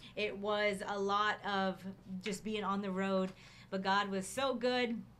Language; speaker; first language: English; native; English